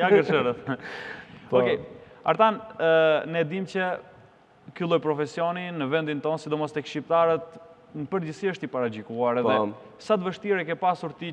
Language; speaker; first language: Albanian; native; Albanian